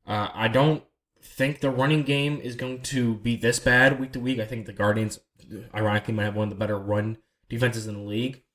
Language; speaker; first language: English; native; English